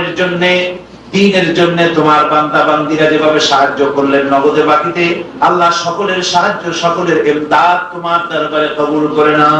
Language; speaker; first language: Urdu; non-native, fluent; Bangla